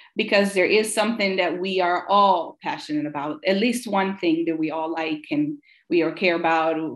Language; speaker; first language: English; non-native, fluent; Italian